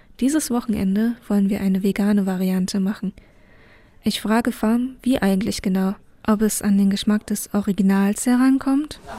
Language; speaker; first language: German; early bilingual, other home language; Vietnamese